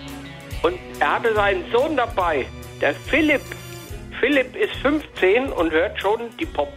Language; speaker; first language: German; native; German